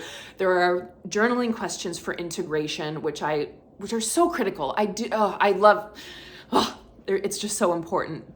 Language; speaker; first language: English; native; English